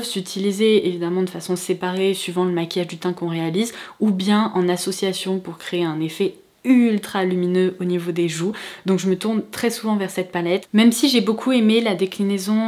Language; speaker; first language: French; native; French